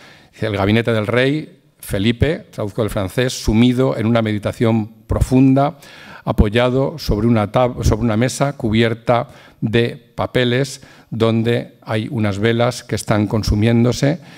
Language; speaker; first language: Spanish; native; Spanish